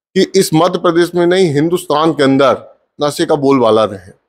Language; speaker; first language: Hindi; native; Hindi